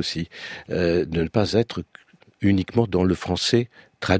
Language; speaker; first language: French; early bilingual, other home language; Romanian